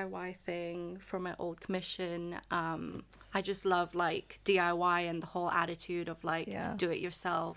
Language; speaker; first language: English; non-native, local second language; Cantonese